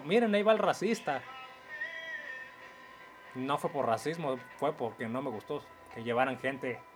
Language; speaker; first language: Spanish; native; Spanish